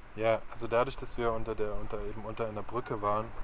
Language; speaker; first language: German; native; German